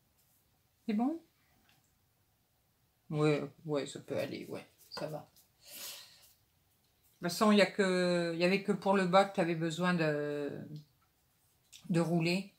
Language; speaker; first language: French; native; French